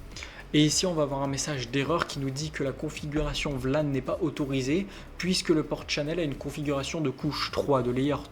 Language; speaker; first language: French; native; French